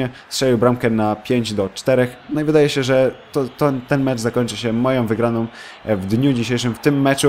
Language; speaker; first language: Polish; native; Polish